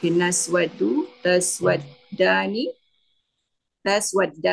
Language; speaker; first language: Arabic; non-native, learner; Indonesian